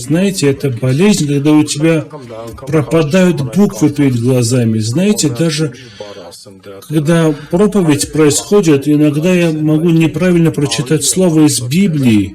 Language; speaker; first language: Russian; non-native, fluent; Armenian